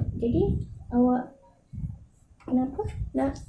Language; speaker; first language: Malay; native; Malay